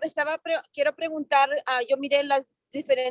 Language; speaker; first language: Spanish; early bilingual, heritage; Spanish